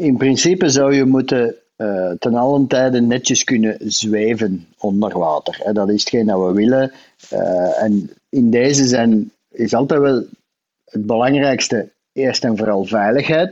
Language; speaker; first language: Dutch; native; Dutch